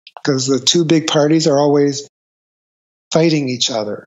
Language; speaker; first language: English; native; English